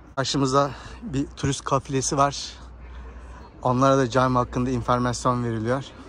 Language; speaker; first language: Turkish; early bilingual, heritage; Turkish